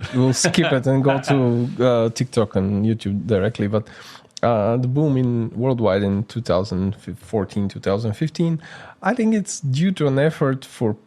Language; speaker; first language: English; non-native, fluent; Bulgarian